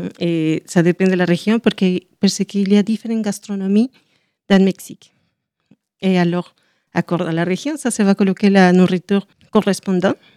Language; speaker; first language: French; non-native, learner; Spanish